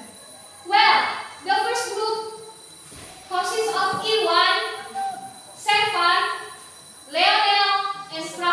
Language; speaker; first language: English; non-native, learner; Indonesian